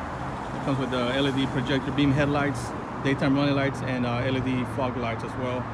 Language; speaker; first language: English; native; English